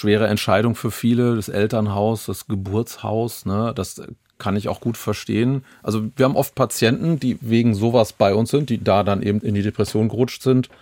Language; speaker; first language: German; native; German